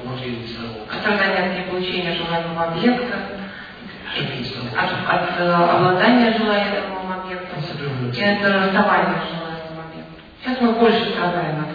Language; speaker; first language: Russian; native; Russian